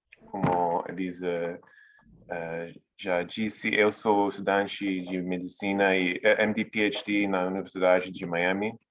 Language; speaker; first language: Portuguese; non-native, fluent; English